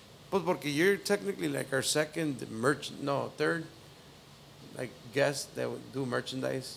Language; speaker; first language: English; early bilingual, other home language; Spanish